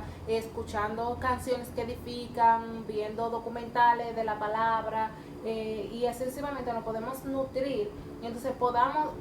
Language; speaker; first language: Spanish; native; Spanish